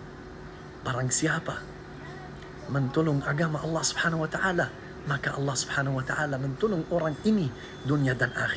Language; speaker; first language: Indonesian; non-native, learner; Arabic